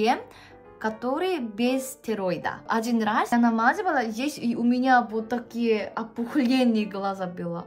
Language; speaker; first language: Russian; non-native, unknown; Korean